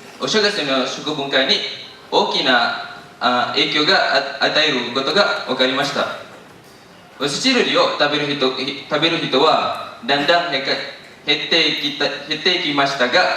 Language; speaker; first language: Japanese; non-native, learner; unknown